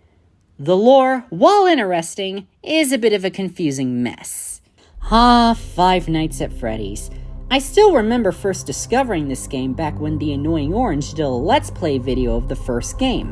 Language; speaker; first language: English; native; English